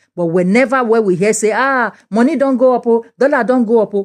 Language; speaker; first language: English; non-native, local second language; Yoruba